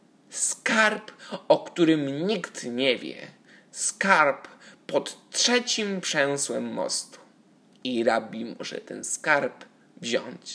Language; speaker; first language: Polish; native; Polish